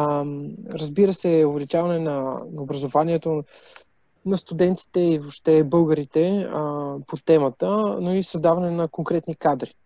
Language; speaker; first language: Bulgarian; native; Bulgarian